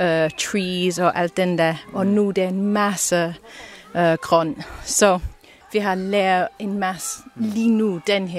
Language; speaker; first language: Danish; non-native, learner; English